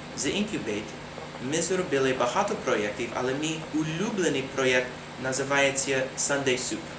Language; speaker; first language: Ukrainian; non-native, learner; English